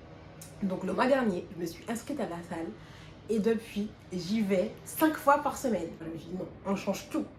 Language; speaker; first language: French; native; French